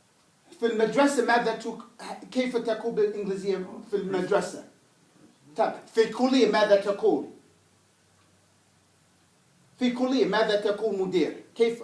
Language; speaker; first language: Arabic; non-native, fluent; English